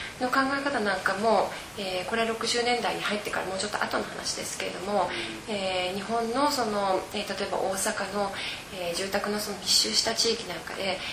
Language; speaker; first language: Japanese; native; Japanese